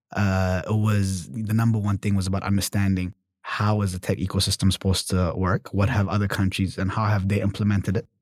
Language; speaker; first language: English; early bilingual, other home language; German